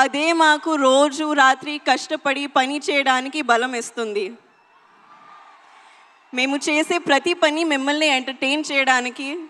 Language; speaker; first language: Telugu; non-native, local second language; Hindi